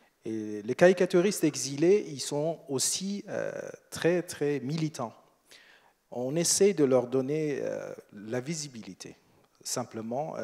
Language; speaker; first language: French; non-native, fluent; Persian